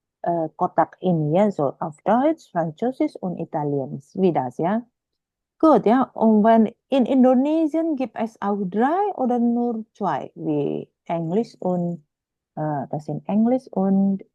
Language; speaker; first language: German; non-native, fluent; Indonesian